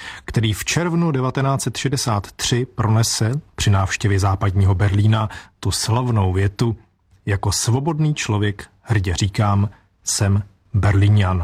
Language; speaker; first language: Czech; native; Czech